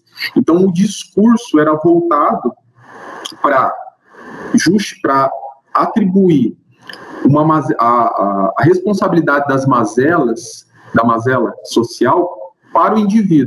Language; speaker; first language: Portuguese; native; Portuguese